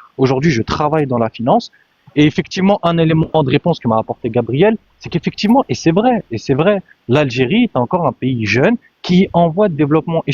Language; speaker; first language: French; early bilingual, other home language; Arabic